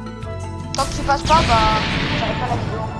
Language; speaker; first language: French; native; French